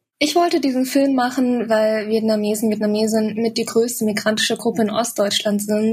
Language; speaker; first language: German; native; German